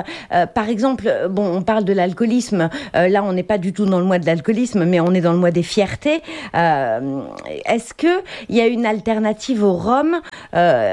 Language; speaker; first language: French; native; French